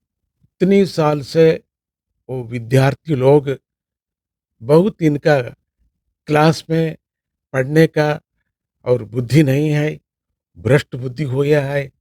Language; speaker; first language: Hindi; non-native, local second language; Kannada